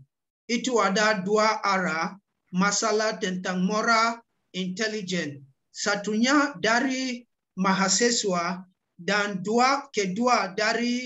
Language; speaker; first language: Indonesian; non-native, learner; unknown